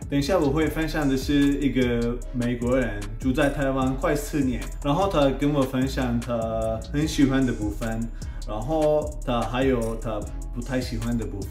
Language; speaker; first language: Chinese; non-native, fluent; Swedish